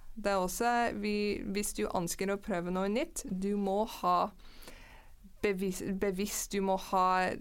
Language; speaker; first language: Norwegian; non-native, fluent; English